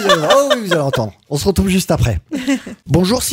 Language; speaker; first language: French; native; French